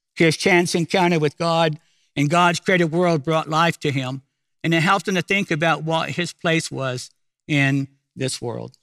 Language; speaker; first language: English; native; English